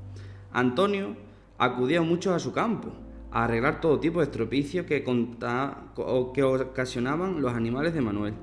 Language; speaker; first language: Spanish; native; Spanish